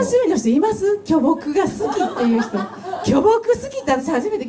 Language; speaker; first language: Japanese; native; Japanese